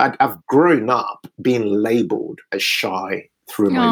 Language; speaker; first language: English; non-native, local second language; Yoruba